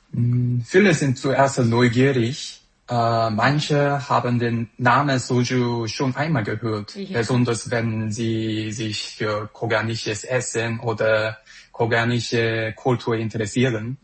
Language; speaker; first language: German; non-native, fluent; Korean